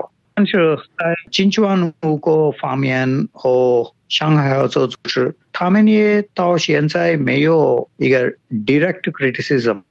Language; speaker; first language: Chinese; non-native, fluent; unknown